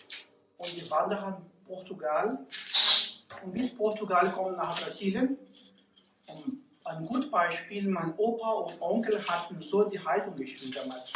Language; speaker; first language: German; non-native, learner; Portuguese